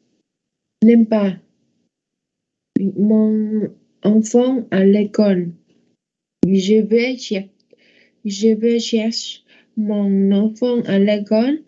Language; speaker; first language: French; non-native, learner; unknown